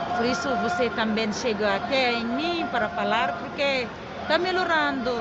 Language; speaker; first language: Portuguese; non-native, fluent; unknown